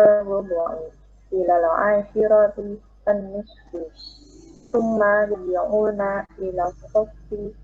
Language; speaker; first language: Arabic; non-native, learner; Indonesian